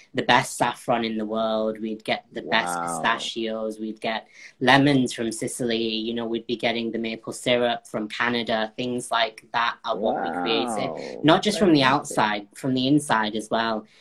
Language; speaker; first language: English; native; English